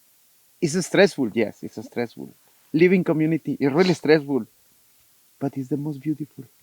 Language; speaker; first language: English; non-native, learner; Spanish